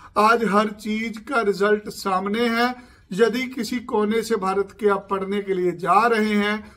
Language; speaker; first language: Hindi; non-native, local second language; Punjabi